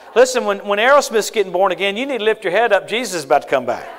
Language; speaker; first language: English; native; English